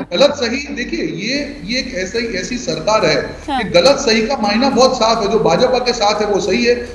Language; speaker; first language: Hindi; non-native, local second language; Gujarati